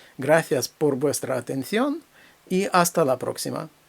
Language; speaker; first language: Spanish; non-native, fluent; Ukrainian